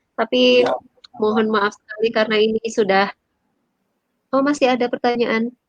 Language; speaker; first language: Indonesian; native; Indonesian